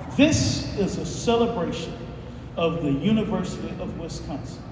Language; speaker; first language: English; native; English